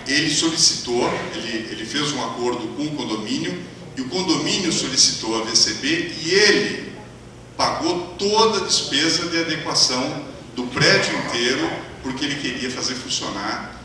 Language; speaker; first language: Portuguese; native; Portuguese